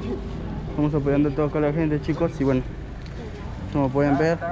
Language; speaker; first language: Spanish; native; Spanish